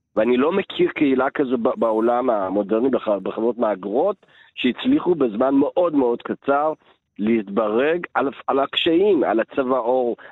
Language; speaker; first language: Hebrew; early bilingual, other home language; Amharic